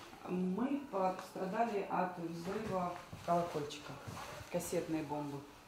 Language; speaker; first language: Russian; native; Russian